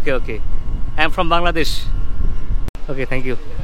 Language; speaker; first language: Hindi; non-native, learner; Bangla